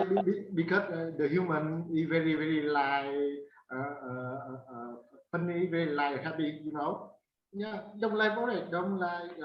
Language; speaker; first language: English; non-native, learner; Vietnamese